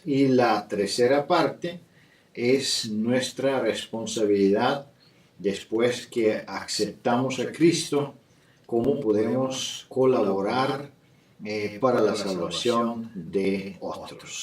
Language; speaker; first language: Spanish; non-native, fluent; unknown